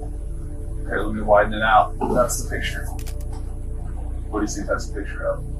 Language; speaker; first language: English; native; English